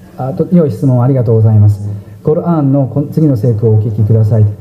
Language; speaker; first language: Japanese; native; Japanese